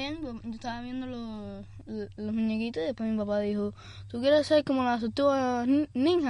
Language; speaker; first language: Spanish; early bilingual, other home language; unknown